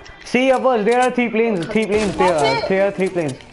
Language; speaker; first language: English; non-native, local second language; Hindi